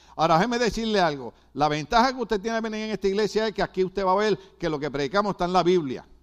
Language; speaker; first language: Spanish; native; Spanish